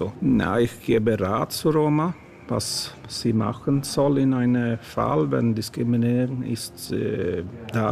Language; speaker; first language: German; non-native, fluent; Swedish